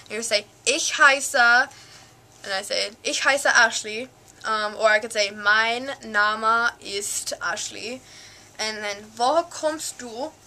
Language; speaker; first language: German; non-native, learner; English